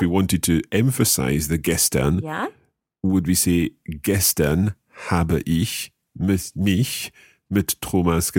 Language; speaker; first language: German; non-native, learner; English